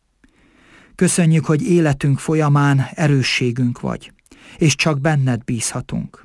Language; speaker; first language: Hungarian; native; Hungarian